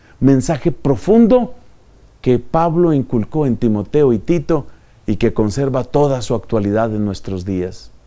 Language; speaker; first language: Spanish; native; Spanish